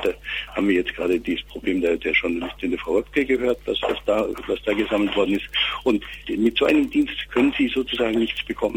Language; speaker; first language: German; native; German